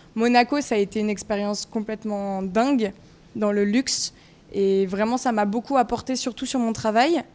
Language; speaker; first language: French; native; French